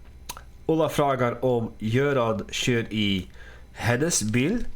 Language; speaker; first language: Swedish; non-native, learner; Dutch